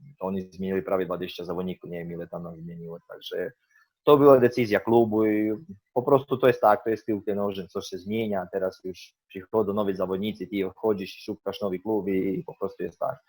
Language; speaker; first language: Polish; non-native, fluent; Croatian